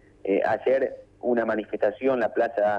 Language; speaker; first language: Spanish; native; Spanish